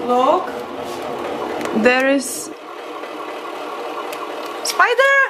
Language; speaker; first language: English; non-native, learner; Czech